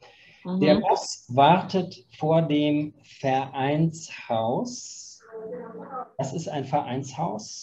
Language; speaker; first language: German; non-native, fluent; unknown